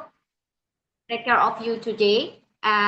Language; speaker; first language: English; non-native, learner; Indonesian